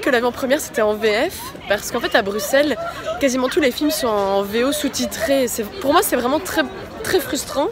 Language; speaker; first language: French; native; French